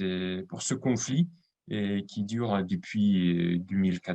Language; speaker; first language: French; non-native, fluent; Russian